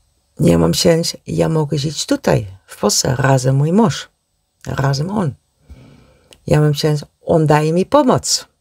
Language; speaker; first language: Polish; non-native, learner; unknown